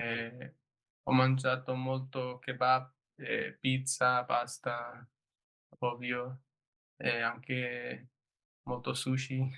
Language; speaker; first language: Italian; non-native, learner; English